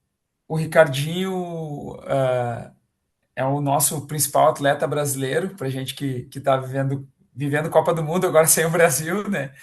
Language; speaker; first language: Portuguese; native; Portuguese